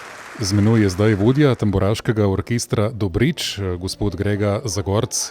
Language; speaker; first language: Slovenian; native; Slovenian